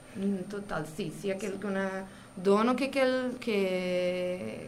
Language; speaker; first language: Portuguese; non-native, learner; Italian